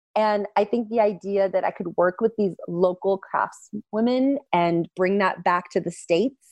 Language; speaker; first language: English; early bilingual, other home language; Turkish